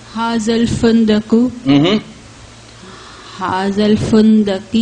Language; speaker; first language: Arabic; non-native, learner; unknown